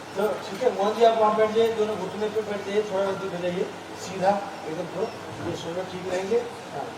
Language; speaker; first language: Hindi; non-native, local second language; Marathi